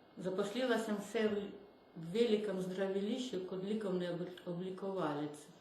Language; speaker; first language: Slovenian; non-native, fluent; Russian